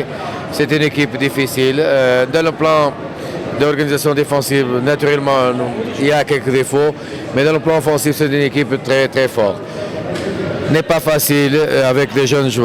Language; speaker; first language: French; non-native, fluent; Portuguese